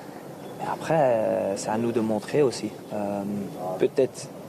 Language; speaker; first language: French; non-native, local second language; Dutch